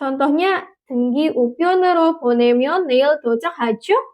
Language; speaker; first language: Korean; non-native, fluent; Indonesian